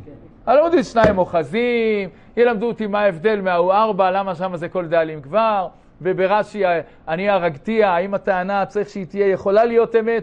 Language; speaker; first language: Hebrew; native; Hebrew